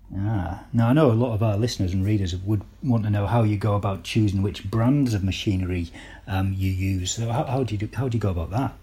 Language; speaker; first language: English; native; English